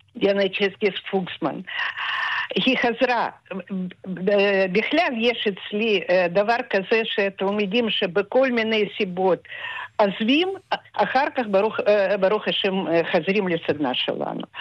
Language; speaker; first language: Hebrew; non-native, fluent; Russian